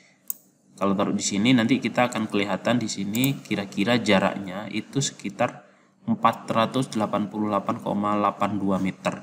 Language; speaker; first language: Indonesian; native; Indonesian